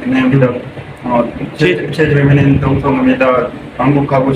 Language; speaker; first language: Korean; non-native, learner; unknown